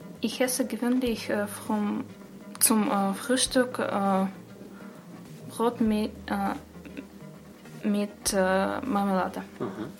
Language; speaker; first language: German; non-native, learner; Russian